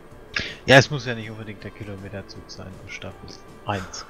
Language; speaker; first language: German; native; German